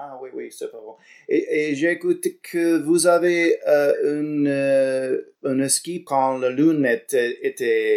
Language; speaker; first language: French; non-native, learner; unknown